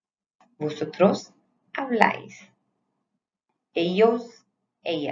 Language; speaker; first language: Spanish; non-native, fluent; Hindi